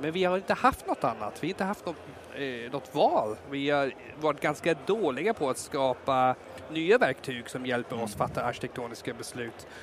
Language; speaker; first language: Swedish; non-native, fluent; English